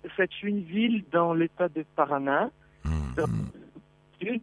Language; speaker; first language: French; non-native, fluent; Portuguese